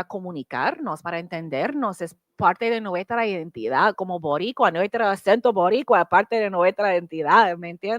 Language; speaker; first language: Spanish; non-native, learner; English